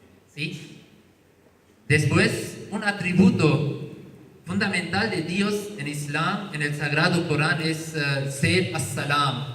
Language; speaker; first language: Spanish; non-native, learner; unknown